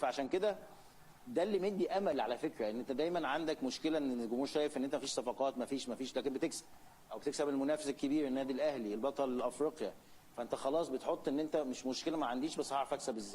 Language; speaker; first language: Arabic; native; Arabic